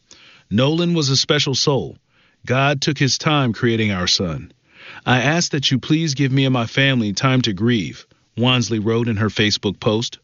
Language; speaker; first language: English; native; English